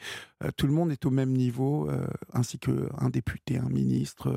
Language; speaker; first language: French; native; French